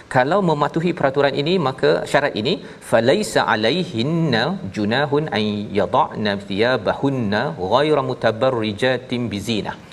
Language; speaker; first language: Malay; native; Malay